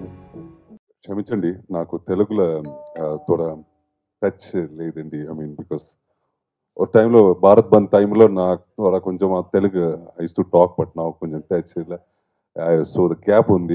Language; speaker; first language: Telugu; non-native, learner; Tamil